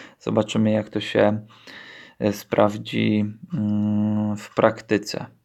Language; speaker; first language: Polish; native; Polish